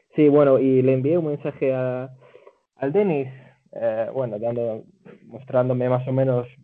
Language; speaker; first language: Spanish; early bilingual, other home language; Catalan